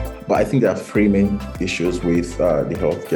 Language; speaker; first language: English; non-native, local second language; Igbo